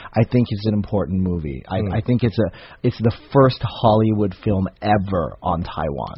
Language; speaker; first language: English; native; English